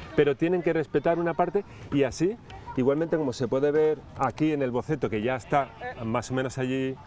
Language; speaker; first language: Spanish; native; Spanish